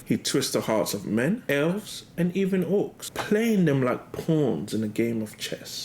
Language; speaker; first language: English; native; English